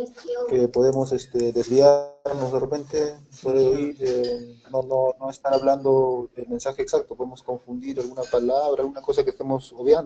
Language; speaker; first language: Spanish; native; Spanish